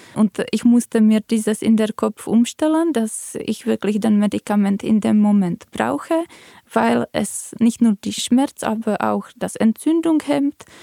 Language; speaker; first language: German; non-native, fluent; Czech